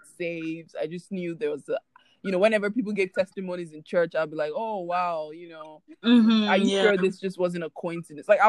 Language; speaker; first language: English; non-native, local second language; Igbo